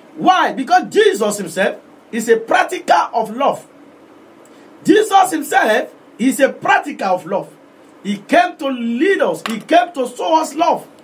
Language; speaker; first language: English; non-native, local second language; Yoruba